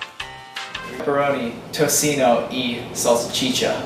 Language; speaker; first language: Spanish; non-native, learner; English